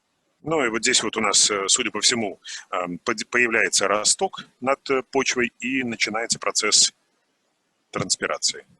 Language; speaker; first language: Russian; native; Russian